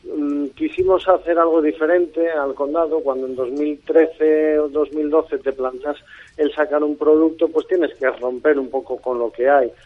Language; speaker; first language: Spanish; native; Spanish